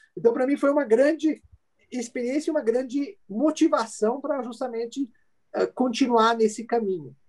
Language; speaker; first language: Portuguese; early bilingual, other home language; Italian